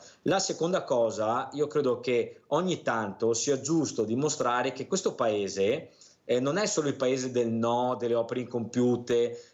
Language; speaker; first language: Italian; native; Italian